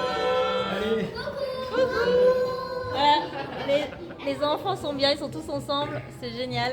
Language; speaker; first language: French; native; French